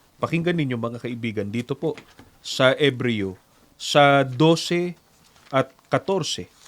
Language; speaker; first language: Filipino; native; Filipino